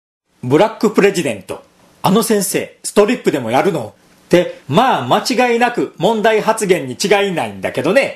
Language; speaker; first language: Japanese; native; Japanese